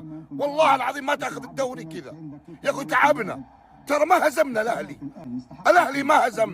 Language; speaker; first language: Arabic; native; Arabic